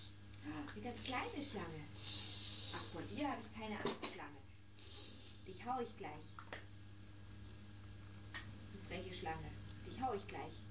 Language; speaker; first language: German; native; German